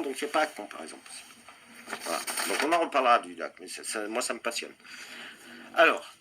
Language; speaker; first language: French; native; French